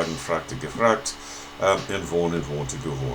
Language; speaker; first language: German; non-native, fluent; English